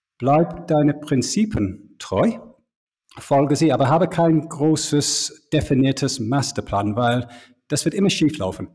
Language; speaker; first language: German; non-native, fluent; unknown